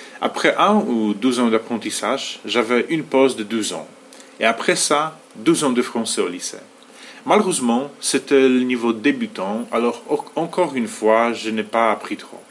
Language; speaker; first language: French; non-native, fluent; Polish